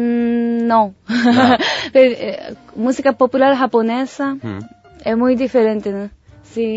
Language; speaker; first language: Spanish; non-native, learner; Japanese